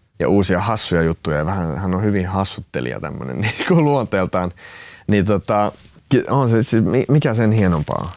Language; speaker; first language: Finnish; non-native, local second language; Swedish